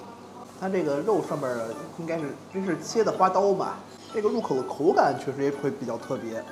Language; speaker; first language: Chinese; native; Chinese